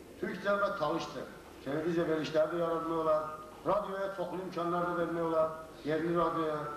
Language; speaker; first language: Azerbaijani; non-native, local second language; Talysh